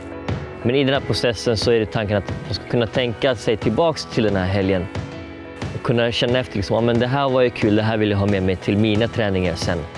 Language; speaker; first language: Swedish; native; Swedish